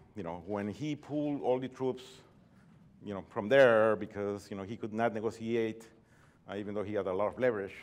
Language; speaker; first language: English; non-native, fluent; Spanish